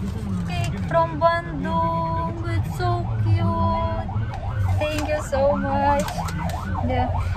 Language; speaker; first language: English; non-native, learner; Russian